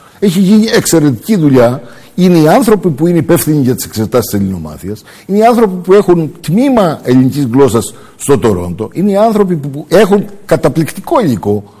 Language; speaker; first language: Greek; early bilingual, heritage; Greek